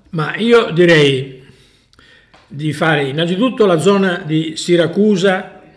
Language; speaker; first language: Italian; native; Italian